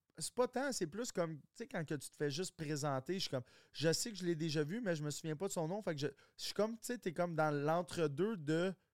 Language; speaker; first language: French; early bilingual, other home language; English